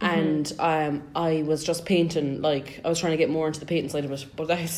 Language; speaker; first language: English; native; English